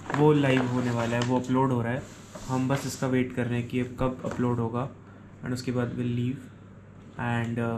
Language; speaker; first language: Hindi; native; Hindi